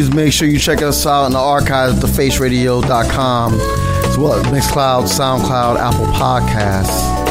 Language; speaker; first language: English; native; English